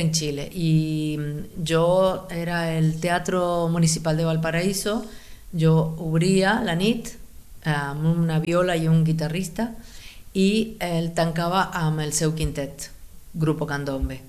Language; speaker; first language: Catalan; non-native, learner; Spanish